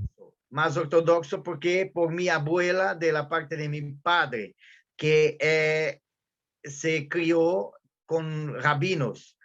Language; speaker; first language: Spanish; non-native, learner; Portuguese